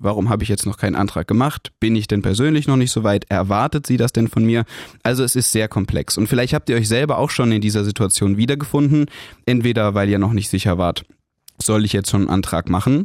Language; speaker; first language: German; native; German